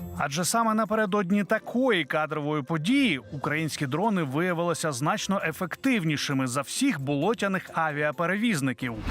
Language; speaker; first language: Ukrainian; native; Ukrainian